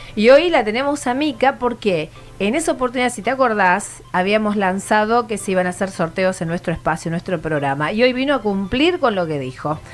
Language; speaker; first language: Spanish; native; Spanish